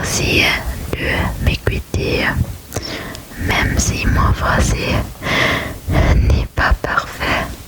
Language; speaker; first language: French; non-native, learner; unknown